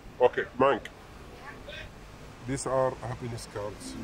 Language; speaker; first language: English; non-native, fluent; Arabic